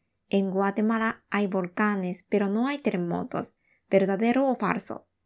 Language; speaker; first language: Spanish; non-native, fluent; Japanese